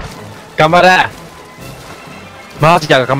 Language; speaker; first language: Japanese; non-native, learner; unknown